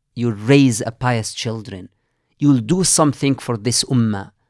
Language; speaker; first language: English; non-native, fluent; Arabic